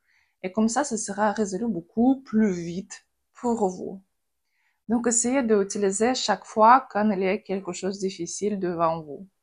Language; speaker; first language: French; non-native, fluent; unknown